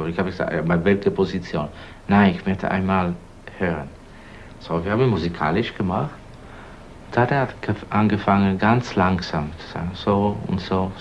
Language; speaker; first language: German; non-native, learner; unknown